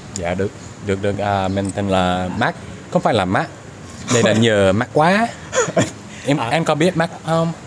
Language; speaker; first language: Vietnamese; non-native, learner; English